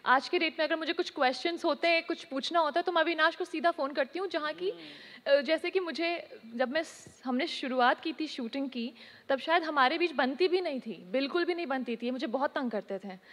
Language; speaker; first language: Hindi; native; Hindi